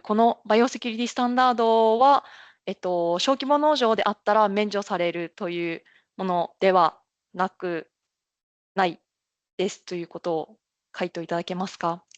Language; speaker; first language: Japanese; native; Japanese